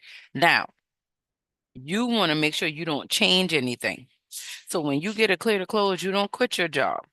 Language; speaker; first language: English; native; English